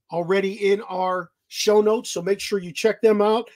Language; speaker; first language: English; native; English